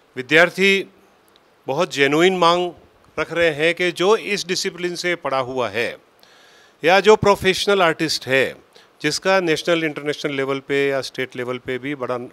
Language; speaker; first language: Hindi; native; Hindi